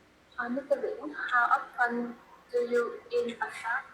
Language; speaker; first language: English; non-native, learner; Vietnamese